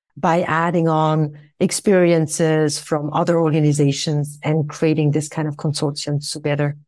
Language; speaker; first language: English; non-native, fluent; Swiss German